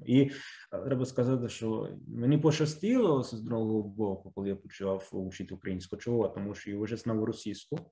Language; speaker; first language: Ukrainian; non-native, fluent; Italian